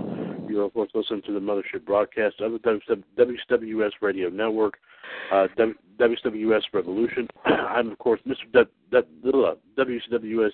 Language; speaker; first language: English; native; English